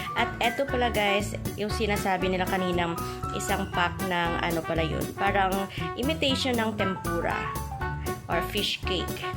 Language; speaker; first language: Filipino; native; Filipino